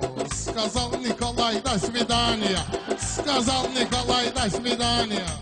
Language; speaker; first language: Russian; non-native, learner; Azerbaijani